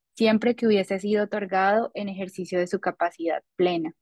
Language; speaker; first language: Spanish; native; Spanish